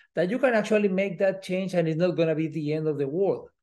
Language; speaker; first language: English; non-native, fluent; Spanish